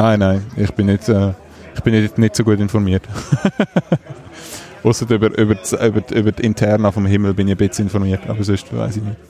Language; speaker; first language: German; native; German